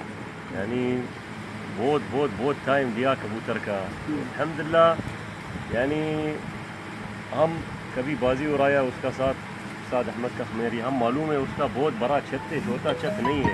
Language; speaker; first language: Hindi; non-native, learner; Arabic